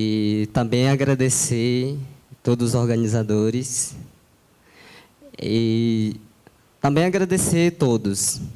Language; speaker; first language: Portuguese; non-native, local second language; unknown